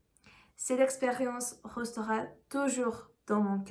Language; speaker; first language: French; non-native, fluent; Lithuanian